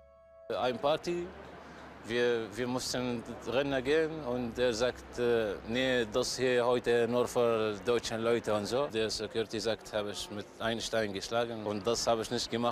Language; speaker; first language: German; non-native, learner; Arabic